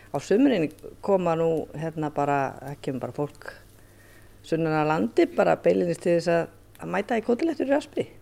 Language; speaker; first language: Icelandic; native; Icelandic